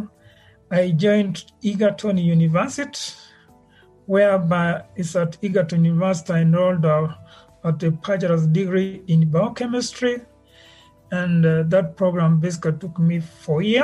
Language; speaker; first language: English; non-native, local second language; Gusii